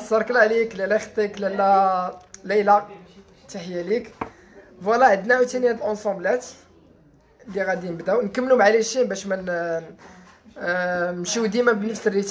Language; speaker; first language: Arabic; native; Arabic